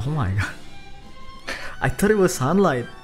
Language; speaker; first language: English; non-native, fluent; Indonesian